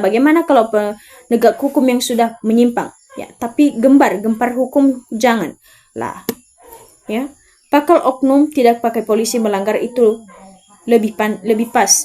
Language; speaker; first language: Indonesian; native; Indonesian